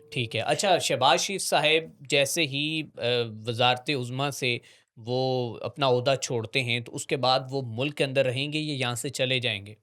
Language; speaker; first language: Urdu; native; Urdu